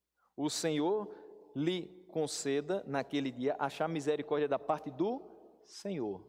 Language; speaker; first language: Portuguese; native; Portuguese